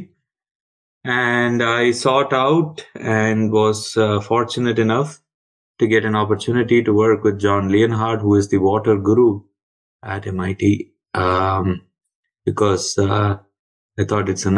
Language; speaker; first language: English; non-native, local second language; Tamil